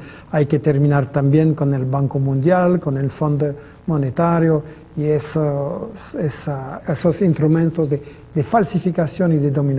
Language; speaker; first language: Spanish; non-native, fluent; French